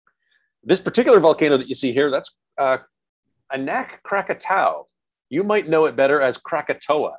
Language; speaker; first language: English; native; English